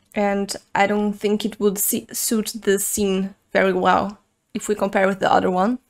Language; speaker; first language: English; non-native, fluent; Portuguese